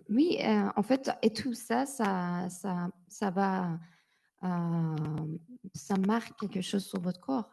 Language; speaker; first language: French; non-native, learner; Persian